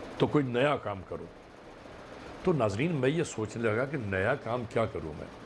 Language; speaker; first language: Urdu; native; Urdu